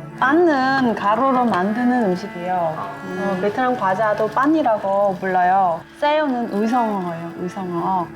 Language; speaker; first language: Korean; non-native, fluent; Vietnamese